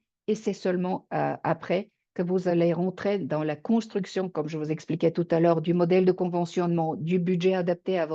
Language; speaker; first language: French; native; French